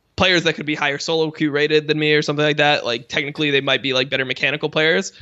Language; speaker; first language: English; native; English